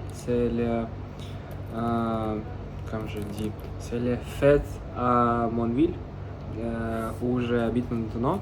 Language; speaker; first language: French; non-native, learner; Russian